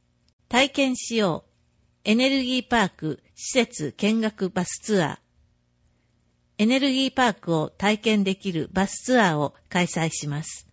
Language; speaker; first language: Japanese; native; Japanese